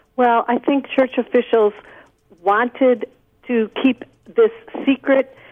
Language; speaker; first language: English; native; English